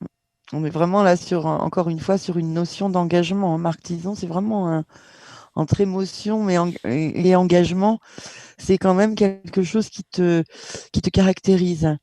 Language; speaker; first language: French; native; French